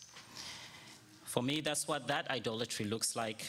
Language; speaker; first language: English; non-native, local second language; Shona